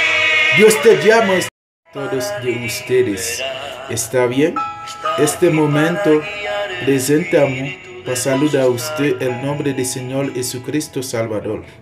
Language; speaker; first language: Spanish; non-native, learner; Haitian Creole